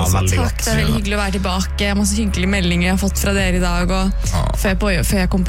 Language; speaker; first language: Norwegian; native; Norwegian